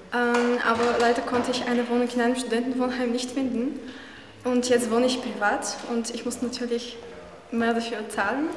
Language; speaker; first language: German; non-native, fluent; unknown